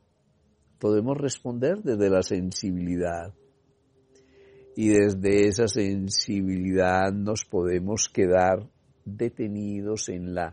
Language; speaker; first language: Spanish; native; Spanish